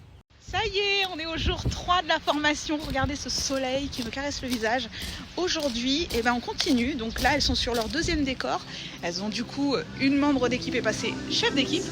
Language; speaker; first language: French; native; French